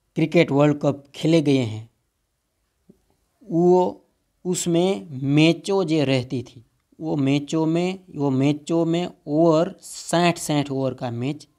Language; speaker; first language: Hindi; non-native, local second language; Gujarati